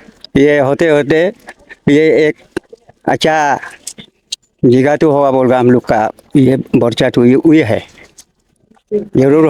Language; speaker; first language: Hindi; non-native, local second language; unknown